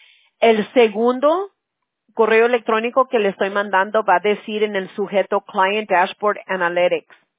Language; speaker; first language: Spanish; early bilingual, heritage; Spanish